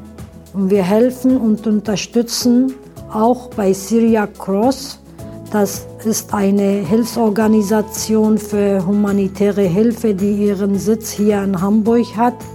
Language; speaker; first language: German; early bilingual, other home language; Aramaic